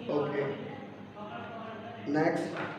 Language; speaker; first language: English; non-native, fluent; Hindi